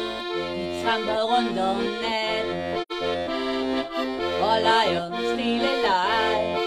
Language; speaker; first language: Danish; native; Danish